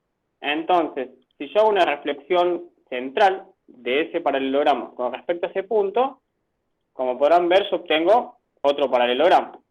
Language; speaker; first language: Spanish; native; Spanish